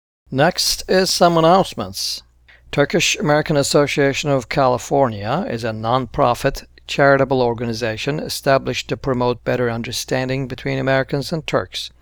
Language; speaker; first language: English; non-native, fluent; Turkish